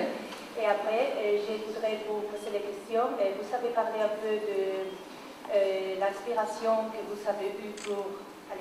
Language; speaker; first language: French; non-native, learner; Spanish